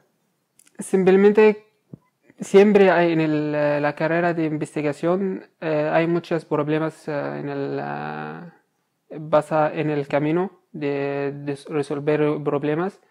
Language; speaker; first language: Spanish; non-native, fluent; Arabic